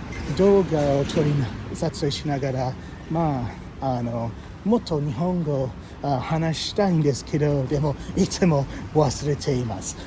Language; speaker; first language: Japanese; non-native, learner; English